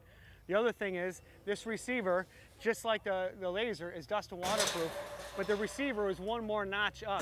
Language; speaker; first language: English; native; English